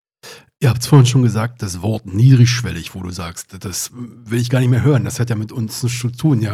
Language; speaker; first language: German; native; German